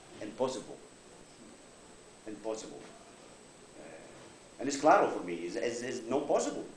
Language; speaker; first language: English; non-native, learner; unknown